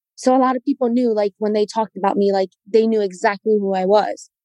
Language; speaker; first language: English; native; English